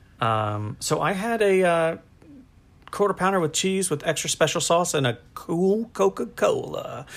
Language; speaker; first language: English; native; English